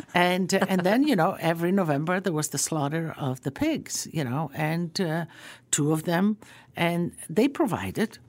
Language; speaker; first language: English; early bilingual, other home language; Croatian